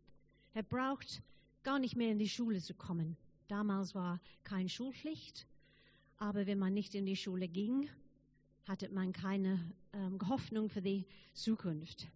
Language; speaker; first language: German; non-native, fluent; English